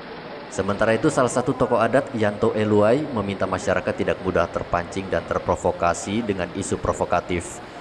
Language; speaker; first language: Indonesian; native; Indonesian